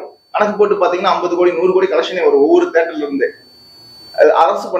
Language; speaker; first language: Tamil; native; Tamil